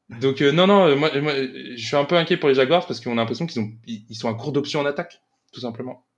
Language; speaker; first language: French; native; French